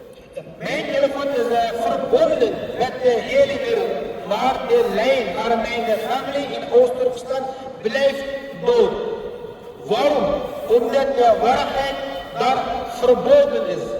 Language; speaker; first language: Dutch; non-native, learner; Uyghur